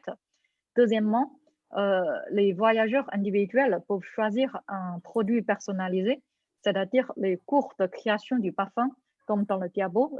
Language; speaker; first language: French; non-native, fluent; Chinese